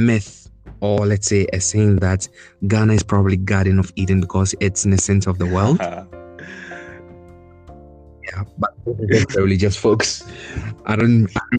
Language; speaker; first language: English; non-native, local second language; Ga